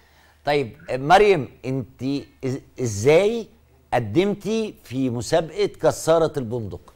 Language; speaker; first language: Arabic; native; Arabic